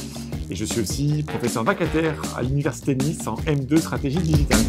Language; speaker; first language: French; native; French